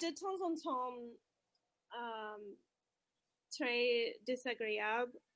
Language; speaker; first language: French; non-native, learner; English